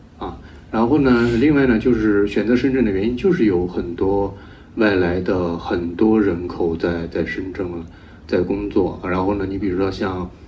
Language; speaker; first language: Chinese; native; Chinese